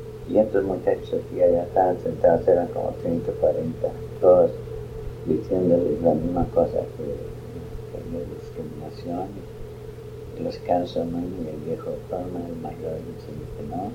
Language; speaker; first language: Spanish; early bilingual, other home language; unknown